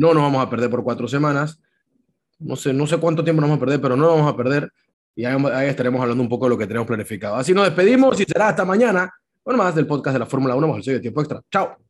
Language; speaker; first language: Spanish; native; Spanish